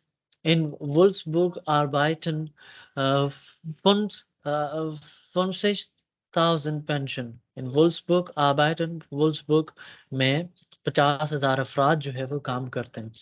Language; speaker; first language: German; non-native, fluent; Urdu